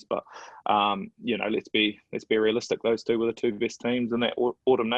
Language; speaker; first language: English; native; English